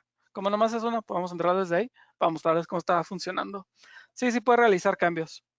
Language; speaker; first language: Spanish; native; Spanish